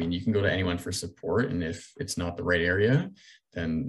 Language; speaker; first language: English; native; English